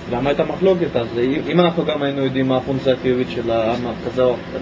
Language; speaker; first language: Hebrew; native; Hebrew